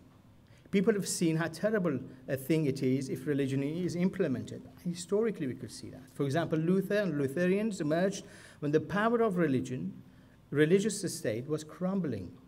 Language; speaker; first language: English; non-native, fluent; Persian